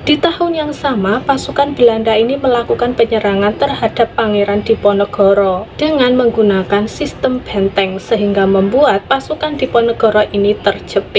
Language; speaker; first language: Indonesian; native; Indonesian